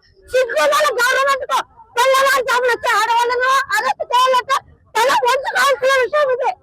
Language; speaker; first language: Telugu; native; Telugu